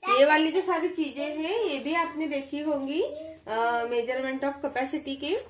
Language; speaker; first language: Hindi; non-native, local second language; Marathi